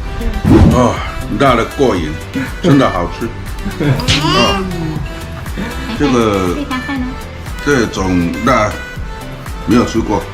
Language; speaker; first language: Chinese; non-native, local second language; Min Nan Chinese